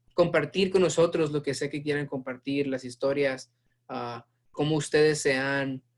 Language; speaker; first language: Spanish; early bilingual, heritage; Spanish